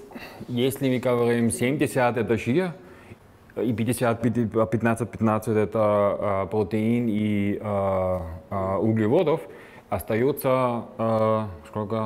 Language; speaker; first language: Russian; non-native, fluent; German